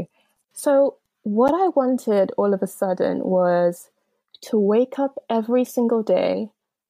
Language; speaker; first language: English; non-native, local second language; Yoruba